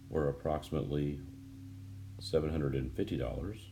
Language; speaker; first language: English; native; English